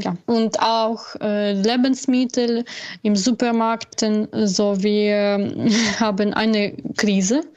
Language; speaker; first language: German; non-native, learner; Ukrainian